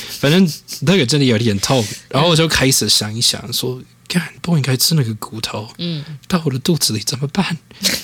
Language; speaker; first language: Chinese; non-native, fluent; English